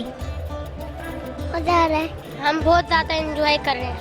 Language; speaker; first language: Hindi; non-native, local second language; Punjabi